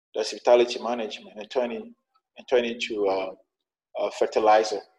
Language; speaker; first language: English; non-native, fluent; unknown